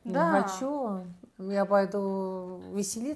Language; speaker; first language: Russian; non-native, learner; Estonian